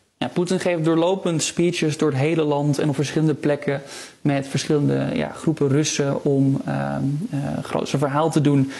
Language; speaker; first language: Dutch; native; Dutch